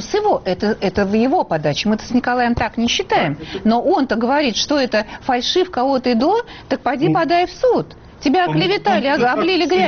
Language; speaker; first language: Russian; native; Russian